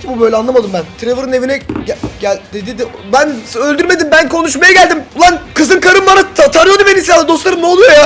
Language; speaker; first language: Turkish; native; Turkish